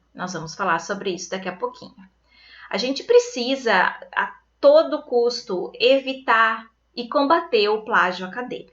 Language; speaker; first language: Portuguese; native; Portuguese